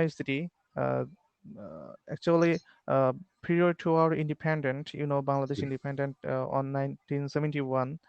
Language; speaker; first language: English; non-native, learner; Bangla